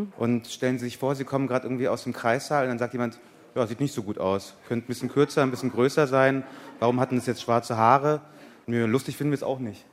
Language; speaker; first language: German; early bilingual, other home language; Persian